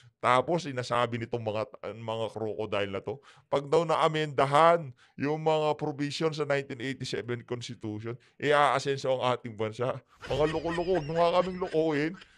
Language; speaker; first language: Filipino; native; Filipino